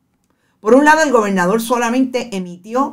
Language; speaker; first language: Spanish; native; Spanish